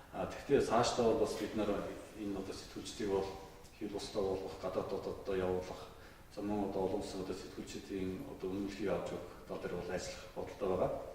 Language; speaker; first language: Mongolian; non-native, local second language; Kazakh